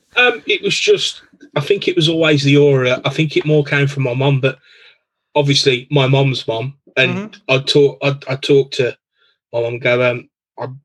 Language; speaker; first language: English; native; English